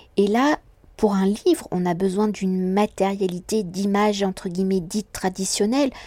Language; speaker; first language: French; native; French